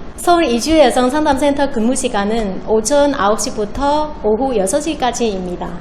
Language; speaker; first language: Korean; non-native, fluent; Vietnamese